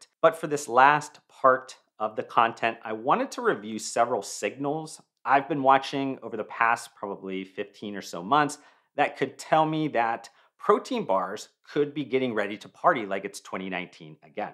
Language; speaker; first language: English; native; English